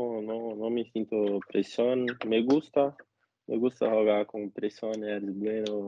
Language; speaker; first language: Spanish; non-native, learner; Portuguese